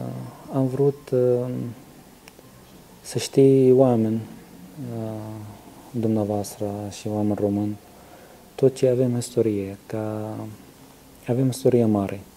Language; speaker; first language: Romanian; non-native, learner; Arabic